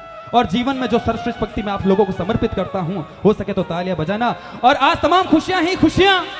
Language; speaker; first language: Hindi; native; Hindi